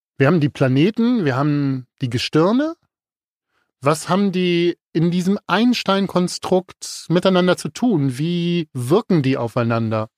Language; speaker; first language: German; native; German